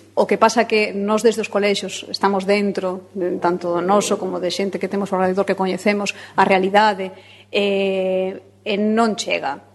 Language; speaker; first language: Galician; non-native, local second language; Spanish